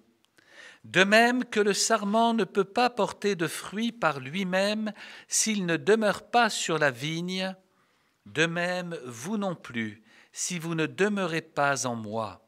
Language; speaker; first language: French; native; French